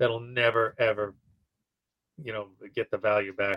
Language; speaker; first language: English; native; English